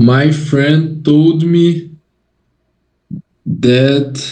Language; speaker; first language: English; non-native, learner; Portuguese